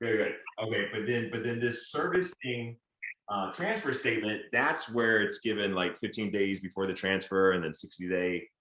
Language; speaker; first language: English; native; English